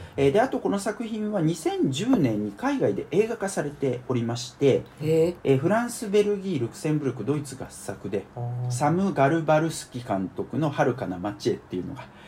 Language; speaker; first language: Japanese; native; Japanese